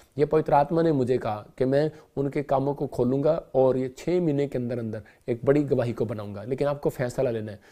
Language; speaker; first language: Hindi; non-native, local second language; Punjabi